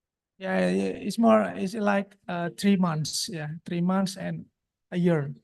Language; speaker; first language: English; non-native, local second language; Indonesian